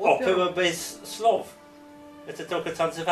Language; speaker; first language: Russian; non-native, learner; English